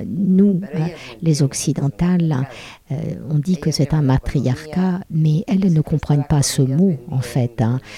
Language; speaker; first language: French; non-native, fluent; Spanish